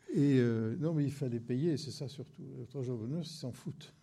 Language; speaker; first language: French; native; French